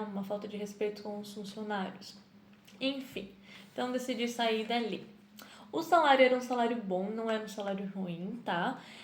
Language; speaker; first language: Portuguese; native; Portuguese